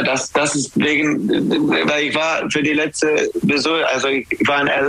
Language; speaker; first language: German; non-native, learner; English